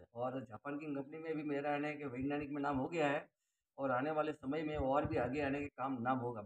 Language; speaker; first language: Hindi; non-native, local second language; Gujarati